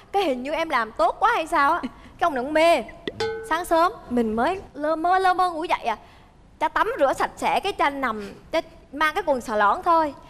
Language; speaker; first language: Vietnamese; early bilingual, heritage; Vietnamese